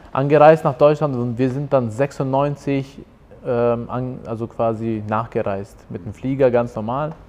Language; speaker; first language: German; early bilingual, other home language; Albanian